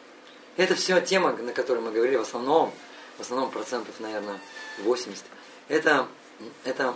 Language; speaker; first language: Russian; native; Russian